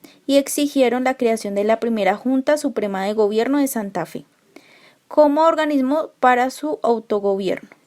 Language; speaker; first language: Spanish; native; Spanish